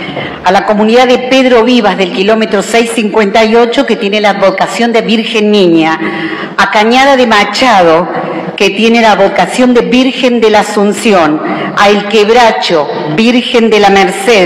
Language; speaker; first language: Spanish; native; Spanish